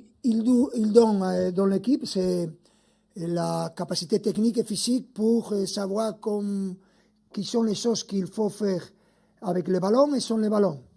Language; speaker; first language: French; non-native, fluent; Spanish